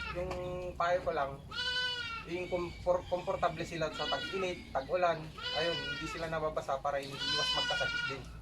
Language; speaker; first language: Filipino; non-native, local second language; Iloko